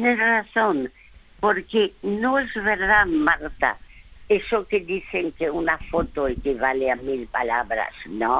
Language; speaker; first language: Spanish; early bilingual, other home language; French